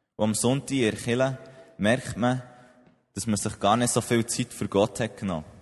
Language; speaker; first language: German; native; German